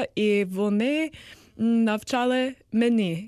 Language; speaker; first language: Ukrainian; non-native, learner; English